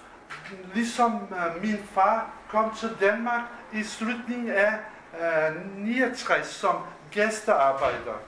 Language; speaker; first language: Danish; non-native, fluent; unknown